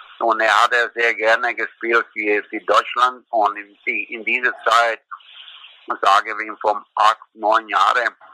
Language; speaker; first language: German; non-native, learner; Croatian